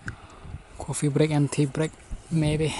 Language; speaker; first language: English; non-native, learner; Indonesian